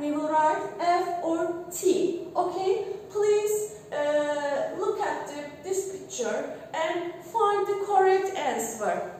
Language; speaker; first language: English; non-native, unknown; Turkish